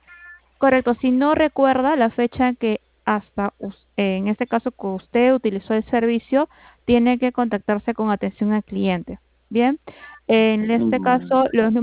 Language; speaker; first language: Spanish; native; Spanish